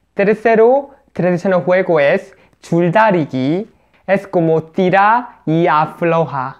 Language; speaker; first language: Spanish; non-native, learner; Korean